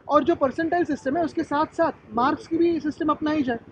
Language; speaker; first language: Hindi; non-native, local second language; Marathi